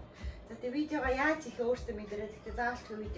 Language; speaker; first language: Mongolian; native; Mongolian